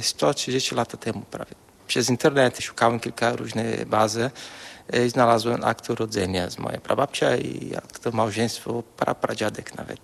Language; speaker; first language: Polish; non-native, fluent; Portuguese